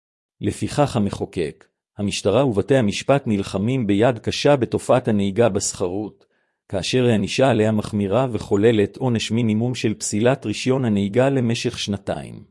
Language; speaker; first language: Hebrew; native; Hebrew